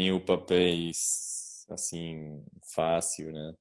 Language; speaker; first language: Portuguese; non-native, learner; Spanish